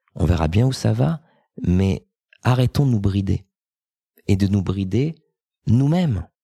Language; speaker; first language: French; native; French